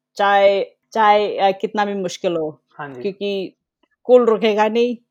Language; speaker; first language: Hindi; native; Hindi